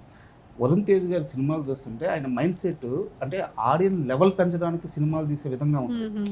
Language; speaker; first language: Telugu; native; Telugu